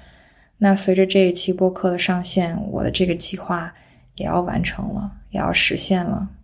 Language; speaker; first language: Chinese; native; Chinese